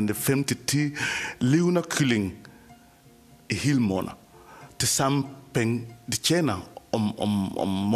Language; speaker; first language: Danish; non-native, fluent; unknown